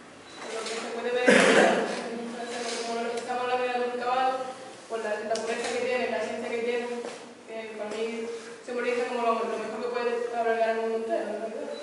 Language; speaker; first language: Spanish; native; Spanish